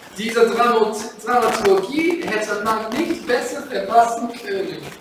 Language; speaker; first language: German; non-native, learner; English